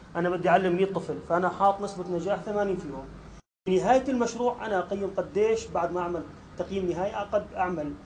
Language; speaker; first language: Arabic; native; Arabic